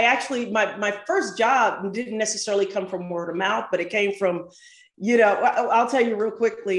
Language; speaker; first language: English; native; English